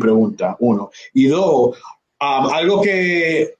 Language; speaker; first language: Spanish; early bilingual, heritage; Spanish